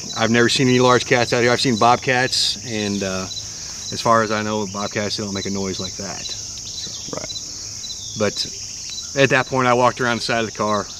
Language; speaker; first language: English; native; English